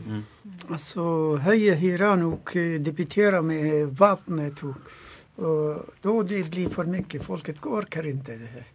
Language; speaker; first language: Swedish; non-native, fluent; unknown